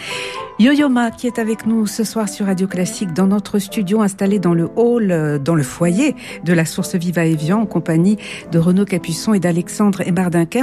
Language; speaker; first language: French; native; French